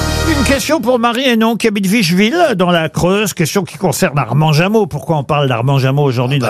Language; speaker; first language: French; native; French